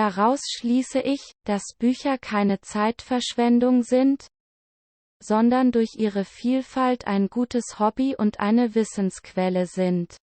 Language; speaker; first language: German; non-native, learner; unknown